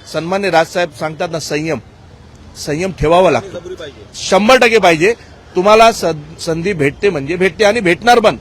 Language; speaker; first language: Marathi; non-native, local second language; Gujarati